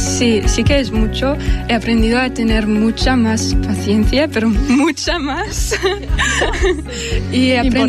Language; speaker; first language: Spanish; non-native, fluent; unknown